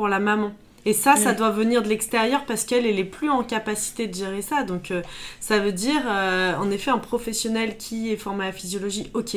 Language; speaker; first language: French; native; French